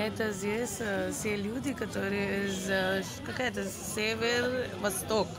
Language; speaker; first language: Russian; non-native, learner; Hindi